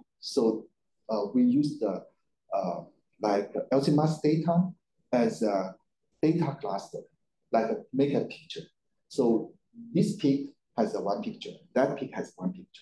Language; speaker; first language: English; non-native, fluent; Chinese